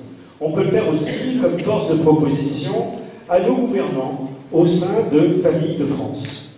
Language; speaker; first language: French; native; French